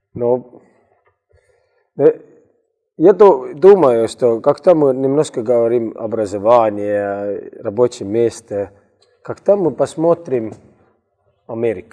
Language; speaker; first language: Russian; non-native, learner; Estonian